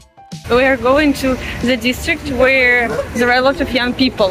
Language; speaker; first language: English; non-native, fluent; Russian